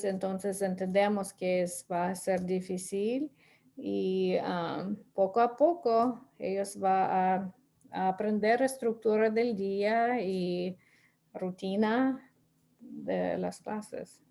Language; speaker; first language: Spanish; non-native, fluent; English